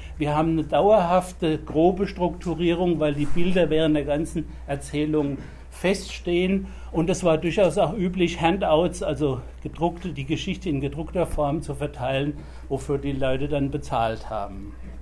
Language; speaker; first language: German; native; German